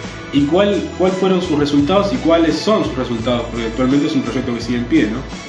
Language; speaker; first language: Spanish; native; Spanish